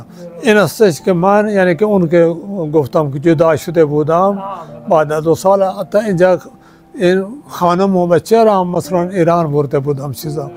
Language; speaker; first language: Persian; non-native, fluent; Punjabi